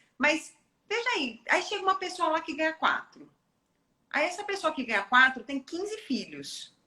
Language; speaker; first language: Portuguese; native; Portuguese